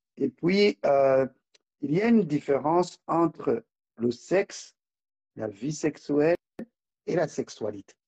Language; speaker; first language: French; non-native, local second language; Rundi